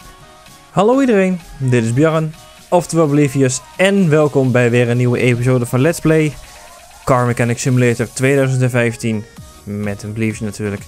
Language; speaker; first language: Dutch; native; Dutch